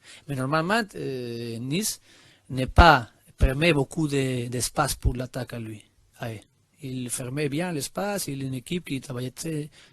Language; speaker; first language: French; non-native, learner; Spanish